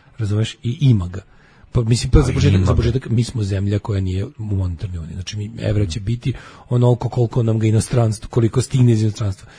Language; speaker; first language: Serbian; native; Serbian